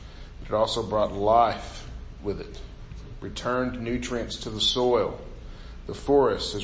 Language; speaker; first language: English; native; English